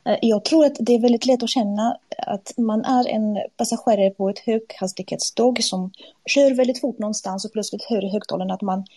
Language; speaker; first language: Swedish; non-native, fluent; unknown